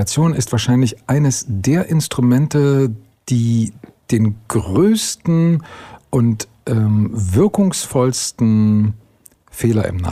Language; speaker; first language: German; native; German